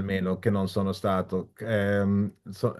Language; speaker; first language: Italian; non-native, fluent; German